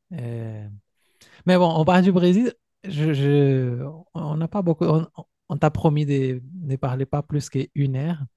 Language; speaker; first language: French; non-native, fluent; Portuguese